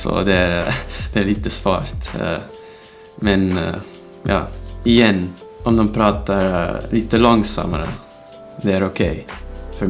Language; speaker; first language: Swedish; non-native, learner; Dutch